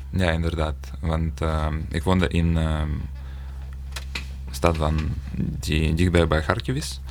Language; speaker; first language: Dutch; non-native, fluent; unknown